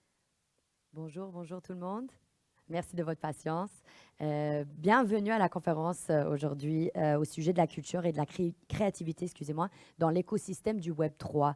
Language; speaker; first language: French; native; French